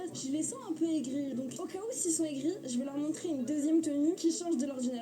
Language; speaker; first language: French; native; French